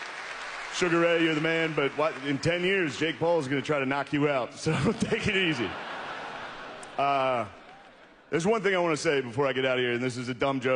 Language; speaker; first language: English; native; English